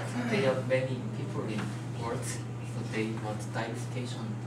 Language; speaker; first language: English; non-native, learner; Korean